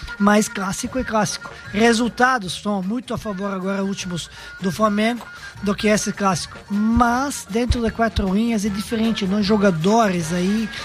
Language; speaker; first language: Portuguese; non-native, fluent; Serbian